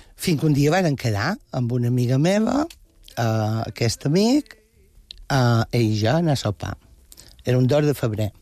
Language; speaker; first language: Catalan; non-native, local second language; Spanish